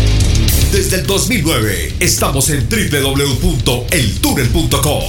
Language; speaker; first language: Spanish; native; Spanish